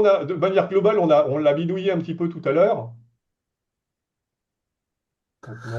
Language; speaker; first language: French; native; French